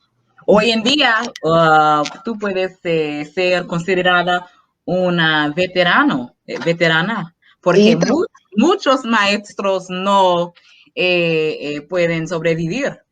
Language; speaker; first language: Spanish; non-native, fluent; English